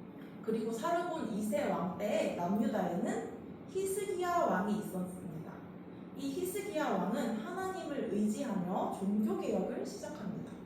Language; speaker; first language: Korean; native; Korean